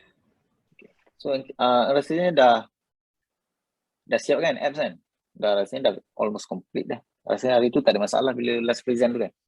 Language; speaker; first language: Malay; native; Malay